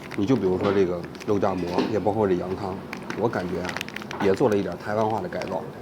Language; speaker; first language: Chinese; native; Chinese